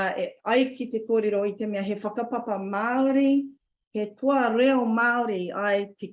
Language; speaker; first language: Māori; non-native, local second language; English